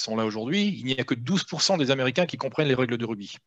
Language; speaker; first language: French; native; French